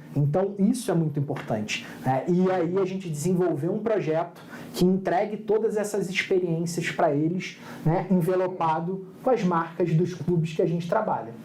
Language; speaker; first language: Portuguese; native; Portuguese